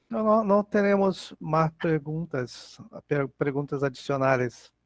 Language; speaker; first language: Spanish; non-native, learner; Portuguese